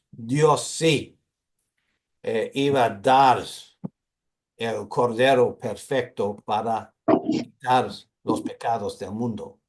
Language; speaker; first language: Spanish; non-native, fluent; English